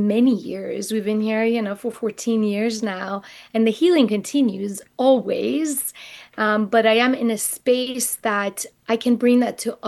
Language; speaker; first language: English; non-native, fluent; Persian